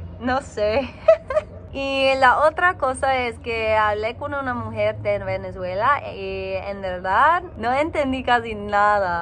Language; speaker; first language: Spanish; non-native, learner; English